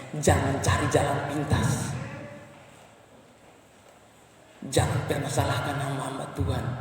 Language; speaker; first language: Indonesian; non-native, local second language; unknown